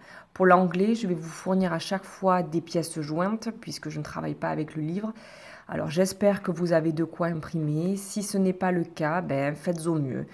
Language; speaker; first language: French; native; French